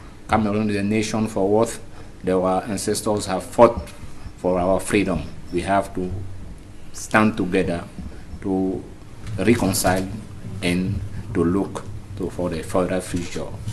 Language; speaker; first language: English; non-native, local second language; French